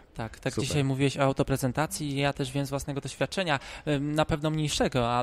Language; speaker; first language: Polish; native; Polish